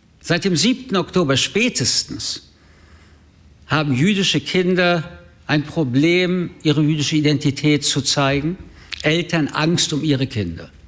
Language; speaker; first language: German; early bilingual, other home language; French